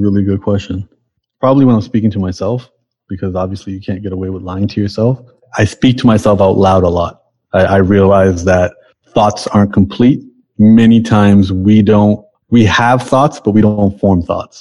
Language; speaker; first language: English; native; English